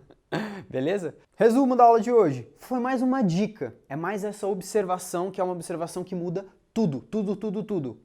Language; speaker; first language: Portuguese; native; Portuguese